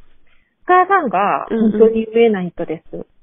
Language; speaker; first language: Japanese; non-native, learner; Korean